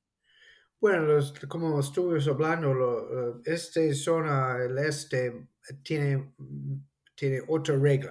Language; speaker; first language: Spanish; non-native, fluent; English